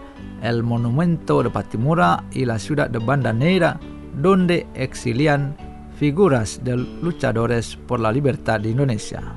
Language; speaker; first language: Spanish; non-native, fluent; Indonesian